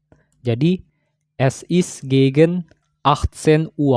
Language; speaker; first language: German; non-native, fluent; Indonesian